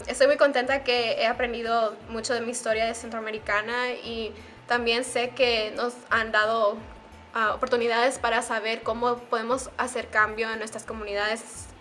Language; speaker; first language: Spanish; early bilingual, heritage; Spanish